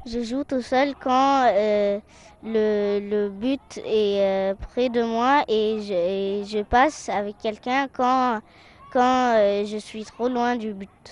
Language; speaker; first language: French; non-native, fluent; Arabic